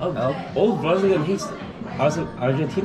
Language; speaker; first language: English; non-native, fluent; Korean